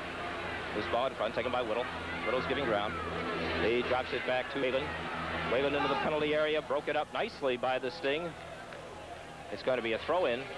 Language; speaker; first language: English; native; English